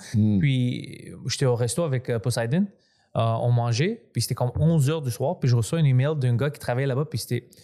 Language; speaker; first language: French; non-native, fluent; Greek